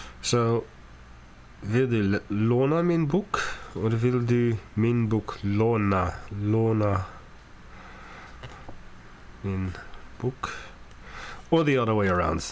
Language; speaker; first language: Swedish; non-native, learner; English